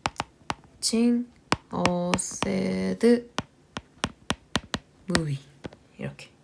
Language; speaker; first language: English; non-native, fluent; Korean